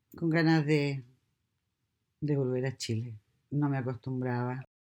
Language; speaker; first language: Spanish; native; Spanish